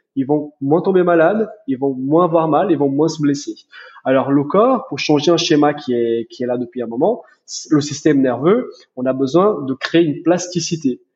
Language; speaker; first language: French; non-native, fluent; Portuguese